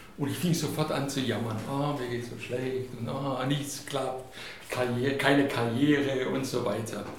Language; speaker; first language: German; non-native, fluent; Hungarian